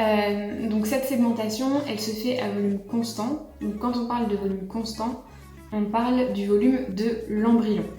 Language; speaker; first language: French; native; French